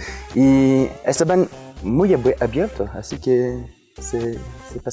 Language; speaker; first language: Spanish; non-native, fluent; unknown